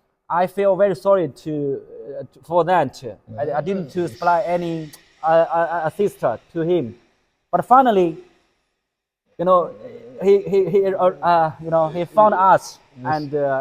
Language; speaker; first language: English; non-native, learner; Chinese